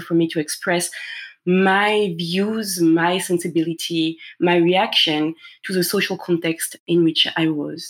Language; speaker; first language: English; non-native, fluent; French